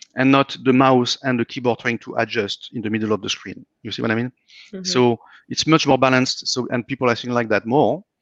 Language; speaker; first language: English; non-native, fluent; French